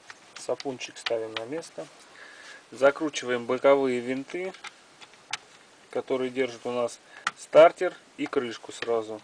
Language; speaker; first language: Russian; native; Russian